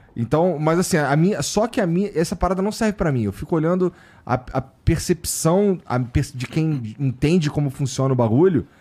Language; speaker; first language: Portuguese; native; Portuguese